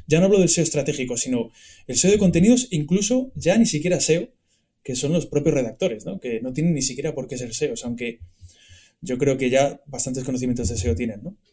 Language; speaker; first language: Spanish; native; Spanish